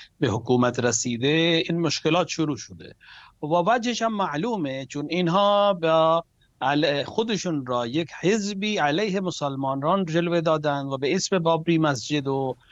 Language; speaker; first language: Persian; non-native, fluent; Urdu